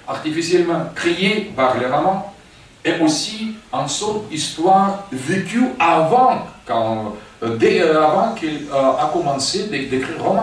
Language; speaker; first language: French; non-native, fluent; Russian